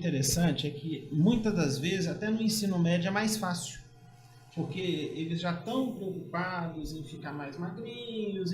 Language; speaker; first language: Portuguese; native; Portuguese